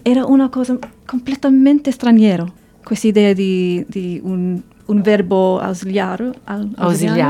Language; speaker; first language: Italian; non-native, fluent; English